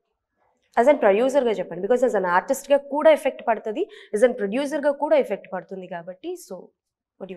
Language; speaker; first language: Telugu; native; Telugu